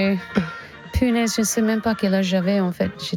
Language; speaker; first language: French; non-native, fluent; English